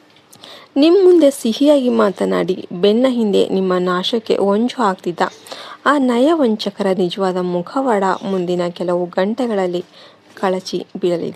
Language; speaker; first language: Kannada; native; Kannada